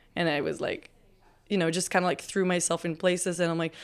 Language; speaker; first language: English; non-native, fluent; Hebrew